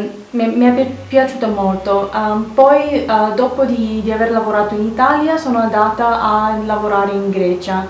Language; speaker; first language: Italian; non-native, fluent; Russian